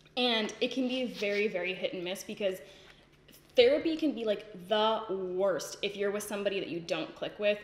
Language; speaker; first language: English; native; English